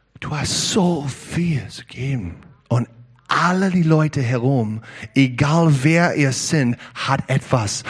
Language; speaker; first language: German; non-native, learner; English